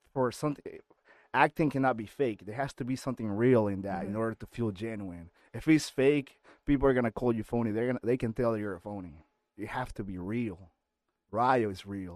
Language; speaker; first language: English; non-native, fluent; Spanish